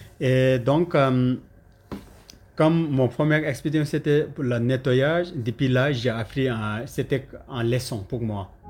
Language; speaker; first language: French; non-native, learner; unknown